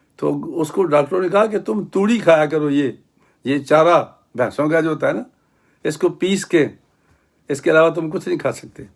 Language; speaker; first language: Urdu; non-native, local second language; Punjabi